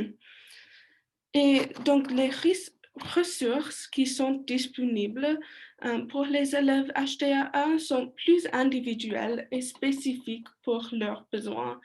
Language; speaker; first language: French; non-native, learner; English